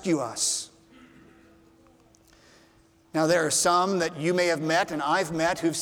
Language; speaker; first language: English; native; English